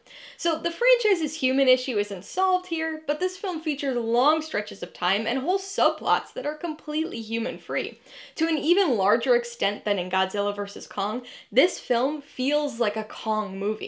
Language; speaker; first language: English; native; English